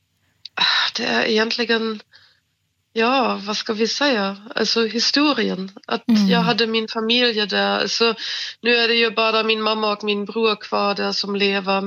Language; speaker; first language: Swedish; non-native, fluent; German